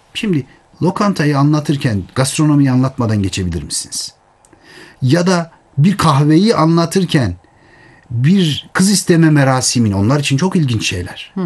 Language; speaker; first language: Turkish; native; Turkish